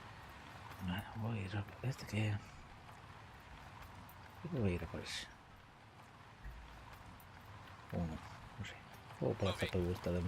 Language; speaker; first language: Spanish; non-native, local second language; Galician